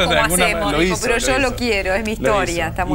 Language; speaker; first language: Spanish; native; Spanish